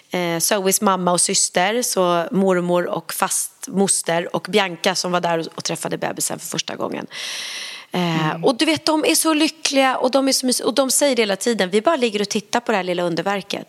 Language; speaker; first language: Swedish; native; Swedish